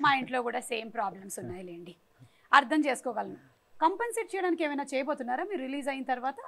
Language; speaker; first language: Telugu; native; Telugu